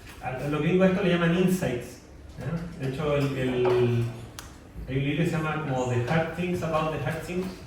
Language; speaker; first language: Spanish; native; Spanish